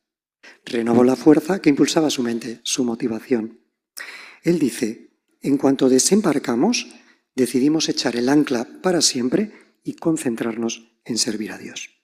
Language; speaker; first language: Spanish; native; Spanish